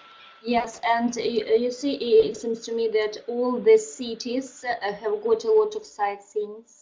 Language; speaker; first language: English; non-native, learner; Russian